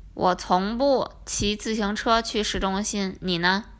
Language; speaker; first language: Chinese; non-native, learner; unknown